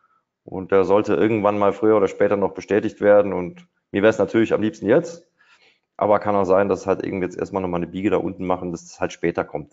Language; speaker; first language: German; native; German